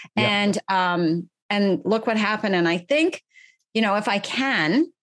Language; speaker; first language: English; native; English